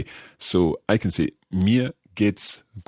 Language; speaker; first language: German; non-native, learner; English